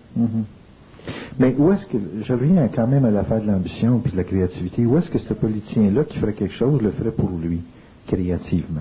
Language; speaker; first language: French; native; French